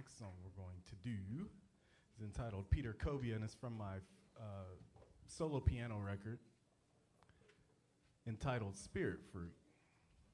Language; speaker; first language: English; native; English